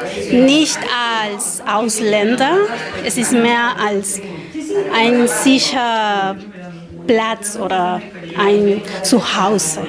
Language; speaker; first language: German; non-native, learner; Spanish